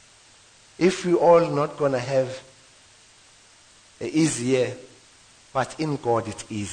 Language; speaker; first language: English; non-native, local second language; Zulu